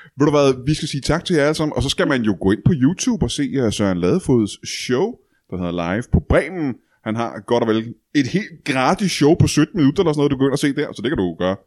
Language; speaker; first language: Danish; native; Danish